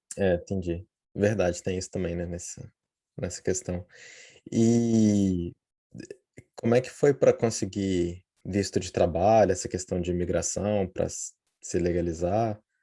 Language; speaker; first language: Portuguese; native; Portuguese